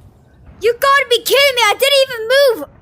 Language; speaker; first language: English; native; English